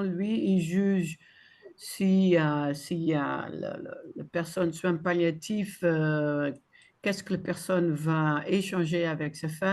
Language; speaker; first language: French; non-native, fluent; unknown